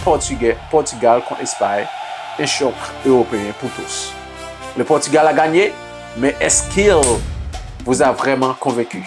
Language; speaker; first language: French; non-native, local second language; Haitian Creole